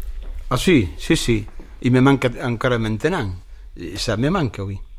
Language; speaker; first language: French; non-native, fluent; Spanish